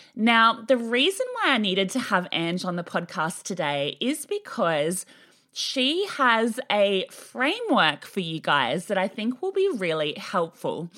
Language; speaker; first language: English; native; English